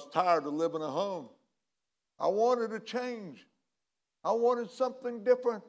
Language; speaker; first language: English; native; English